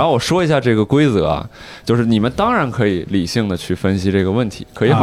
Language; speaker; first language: Chinese; native; Chinese